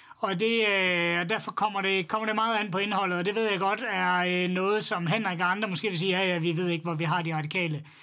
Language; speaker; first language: Danish; native; Danish